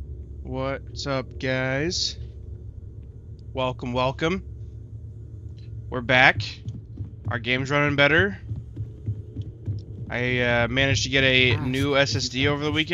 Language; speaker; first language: English; native; English